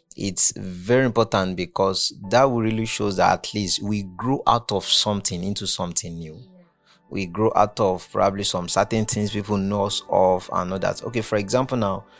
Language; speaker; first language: English; non-native, local second language; Yoruba